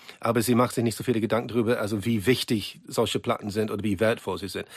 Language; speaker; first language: German; non-native, fluent; English